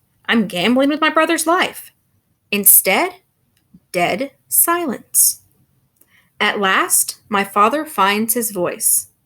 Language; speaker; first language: English; native; English